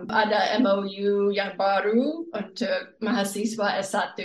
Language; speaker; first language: Indonesian; non-native, fluent; English